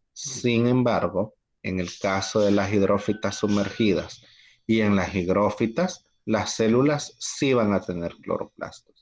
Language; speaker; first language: Spanish; native; Spanish